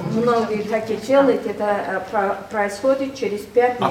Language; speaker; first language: Russian; non-native, learner; Azerbaijani